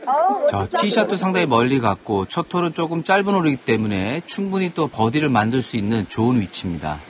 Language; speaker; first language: Korean; native; Korean